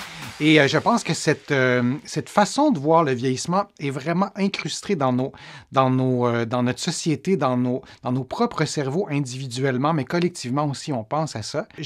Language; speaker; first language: French; native; French